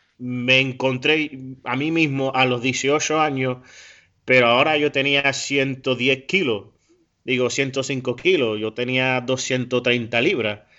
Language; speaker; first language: Spanish; early bilingual, heritage; Spanish